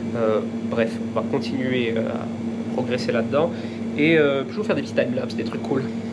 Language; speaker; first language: French; native; French